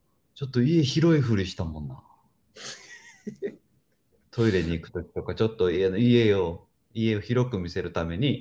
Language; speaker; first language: Japanese; native; Japanese